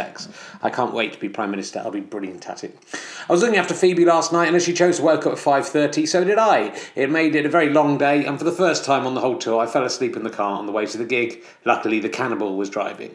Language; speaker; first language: English; native; English